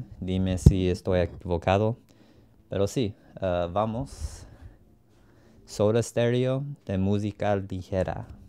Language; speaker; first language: Spanish; non-native, learner; English